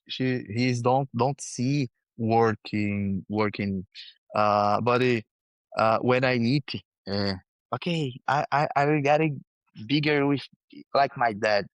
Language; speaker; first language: English; non-native, learner; Portuguese